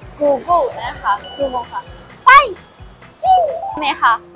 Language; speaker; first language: Thai; non-native, fluent; Japanese